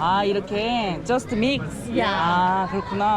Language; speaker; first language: Korean; native; Korean